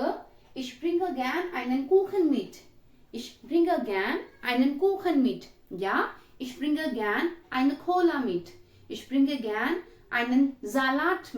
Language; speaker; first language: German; non-native, learner; Hindi